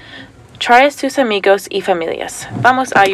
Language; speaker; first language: Spanish; non-native, learner; English